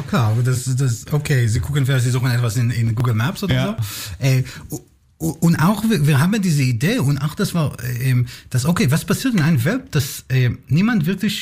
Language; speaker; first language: German; non-native, learner; Hebrew